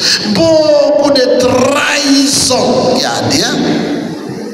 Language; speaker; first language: French; non-native, local second language; Kituba (Democratic Republic of Congo)